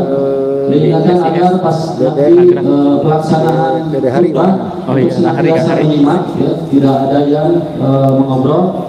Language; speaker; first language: Indonesian; native; Indonesian